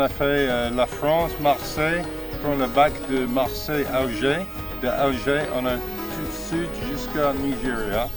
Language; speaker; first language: French; non-native, fluent; English